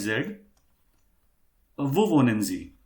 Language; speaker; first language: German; non-native, fluent; Hindi